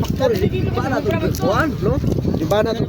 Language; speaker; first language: Filipino; non-native, local second language; Cebuano